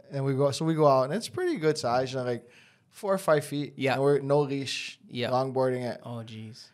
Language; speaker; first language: English; native; English